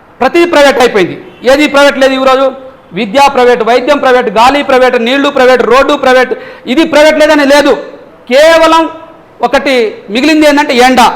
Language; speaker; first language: Telugu; non-native, local second language; Lambadi